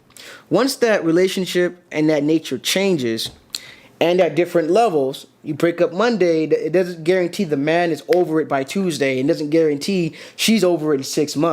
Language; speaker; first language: English; native; English